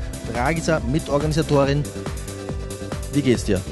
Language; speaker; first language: German; native; German